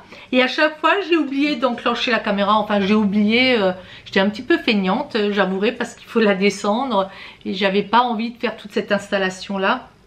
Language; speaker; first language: French; native; French